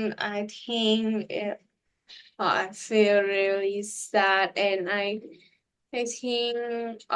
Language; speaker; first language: English; non-native, learner; Vietnamese